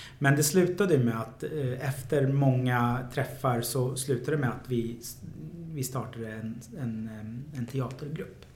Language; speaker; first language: Swedish; early bilingual, other home language; Arabic